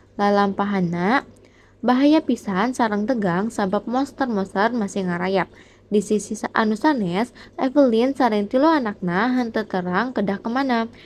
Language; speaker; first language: Sundanese; non-native, local second language; Indonesian